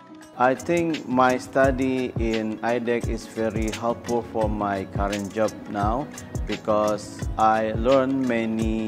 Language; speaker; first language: English; non-native, learner; Indonesian